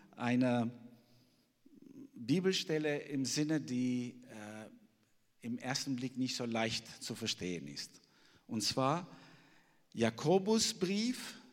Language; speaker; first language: German; non-native, fluent; Albanian